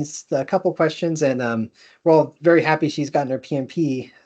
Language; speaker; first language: English; native; English